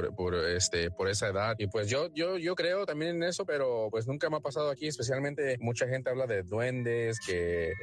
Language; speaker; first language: Spanish; early bilingual, heritage; Spanish